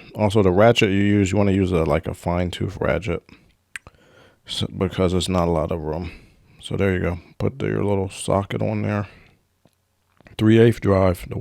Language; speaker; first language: English; native; English